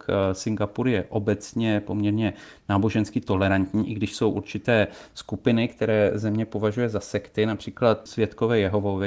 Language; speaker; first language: Czech; native; Czech